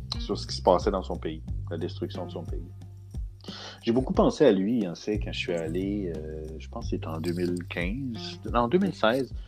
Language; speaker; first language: French; native; French